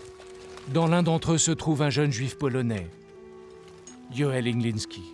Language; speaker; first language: French; native; French